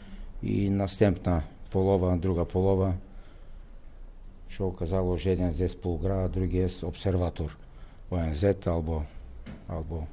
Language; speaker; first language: Polish; non-native, learner; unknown